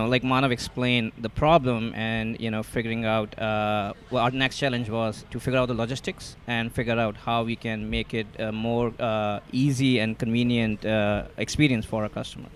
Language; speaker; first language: English; non-native, local second language; Hindi